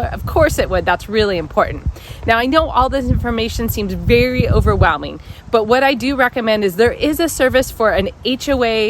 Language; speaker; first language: English; native; English